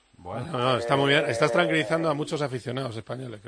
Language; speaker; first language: Spanish; native; Spanish